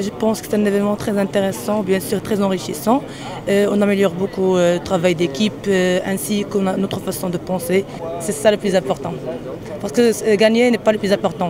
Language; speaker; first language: French; non-native, local second language; Arabic